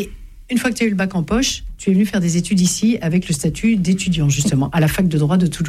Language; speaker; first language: French; native; French